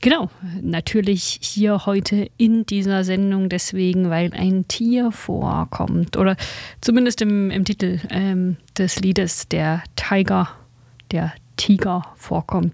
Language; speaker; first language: German; native; German